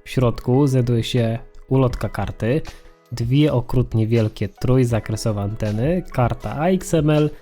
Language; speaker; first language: Polish; native; Polish